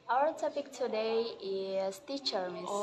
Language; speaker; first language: English; non-native, learner; Indonesian